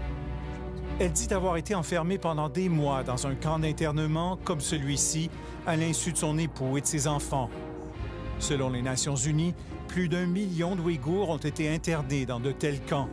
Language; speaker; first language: French; native; French